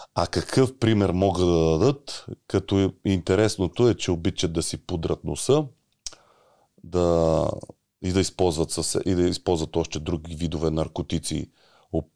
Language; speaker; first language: Bulgarian; native; Bulgarian